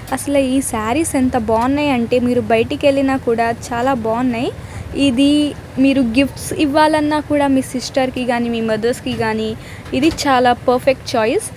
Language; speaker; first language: Telugu; non-native, local second language; Urdu